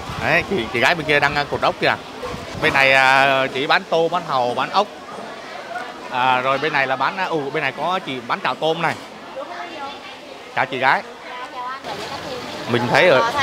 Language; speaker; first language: Vietnamese; native; Vietnamese